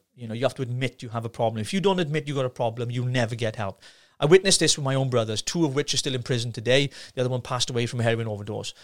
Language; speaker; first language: English; native; English